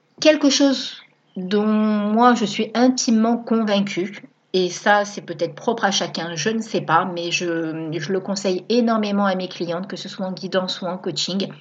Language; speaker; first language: French; native; French